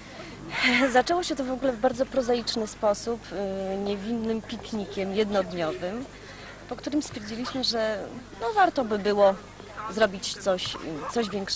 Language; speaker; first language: Polish; native; Polish